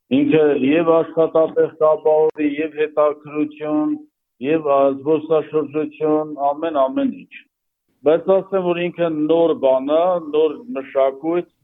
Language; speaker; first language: Armenian; native; Armenian